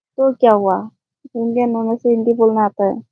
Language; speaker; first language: Hindi; non-native, local second language; Assamese